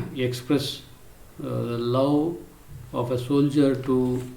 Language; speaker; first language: English; non-native, local second language; Kannada